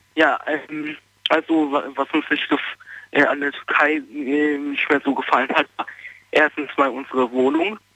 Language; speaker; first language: German; early bilingual, other home language; Turkish